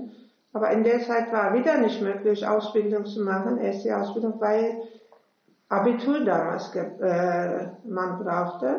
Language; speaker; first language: German; non-native, fluent; Turkish